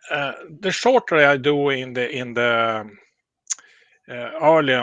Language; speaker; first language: English; non-native, learner; Swedish